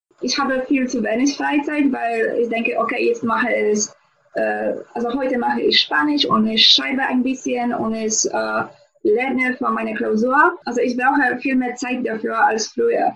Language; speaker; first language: German; non-native, fluent; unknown